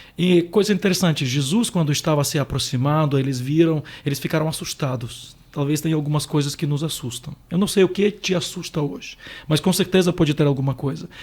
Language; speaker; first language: Portuguese; non-native, fluent; Ukrainian